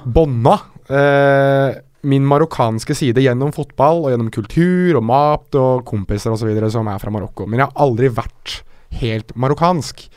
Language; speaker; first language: Norwegian; early bilingual, other home language; Arabic